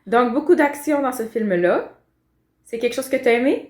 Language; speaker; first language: French; native; French